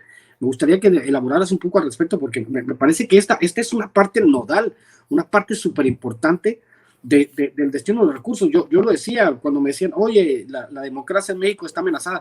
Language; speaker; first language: Spanish; native; Spanish